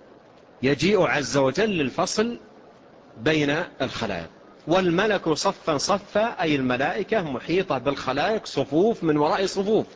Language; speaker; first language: Arabic; native; Arabic